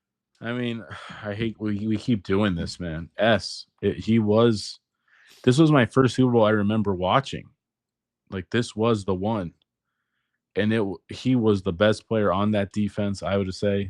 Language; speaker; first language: English; native; English